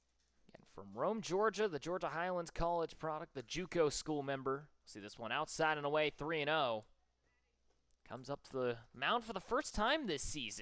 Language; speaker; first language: English; native; English